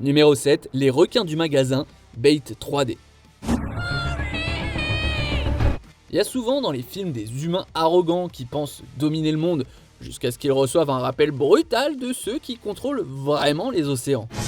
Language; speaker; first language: French; native; French